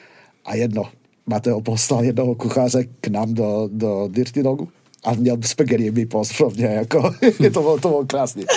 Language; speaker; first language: Czech; non-native, fluent; English